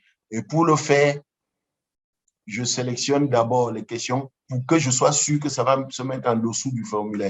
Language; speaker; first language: French; non-native, local second language; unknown